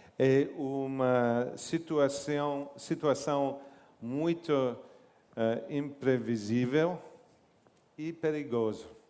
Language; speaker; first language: Portuguese; non-native, learner; English